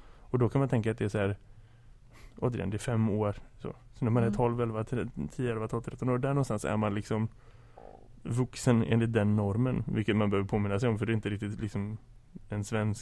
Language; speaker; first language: Swedish; native; Swedish